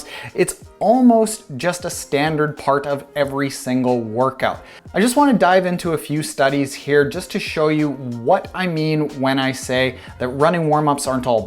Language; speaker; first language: English; native; English